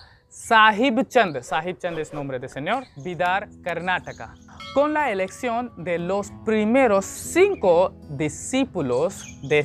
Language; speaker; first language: Spanish; non-native, learner; Hindi